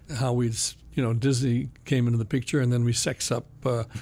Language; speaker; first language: English; native; English